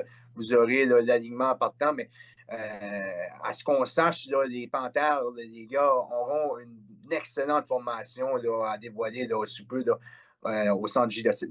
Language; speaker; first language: French; native; French